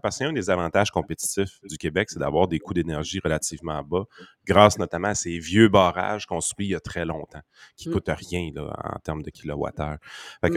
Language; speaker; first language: French; native; French